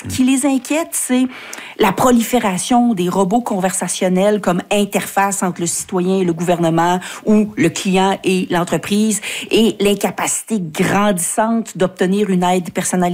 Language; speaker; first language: French; native; French